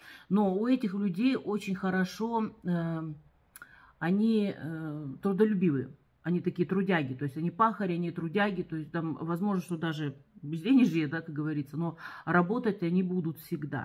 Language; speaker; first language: Russian; native; Russian